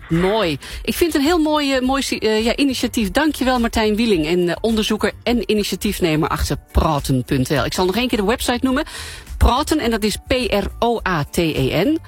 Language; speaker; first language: Dutch; native; Dutch